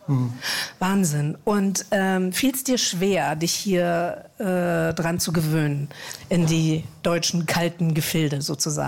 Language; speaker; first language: German; native; German